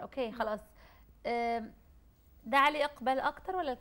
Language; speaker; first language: Arabic; native; Arabic